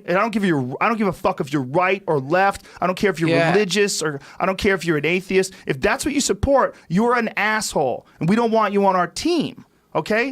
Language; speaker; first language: English; native; English